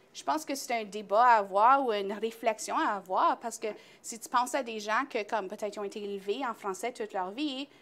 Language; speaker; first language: French; native; French